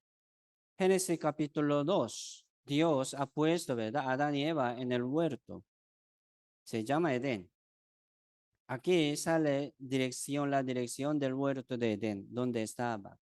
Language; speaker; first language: Spanish; non-native, fluent; Korean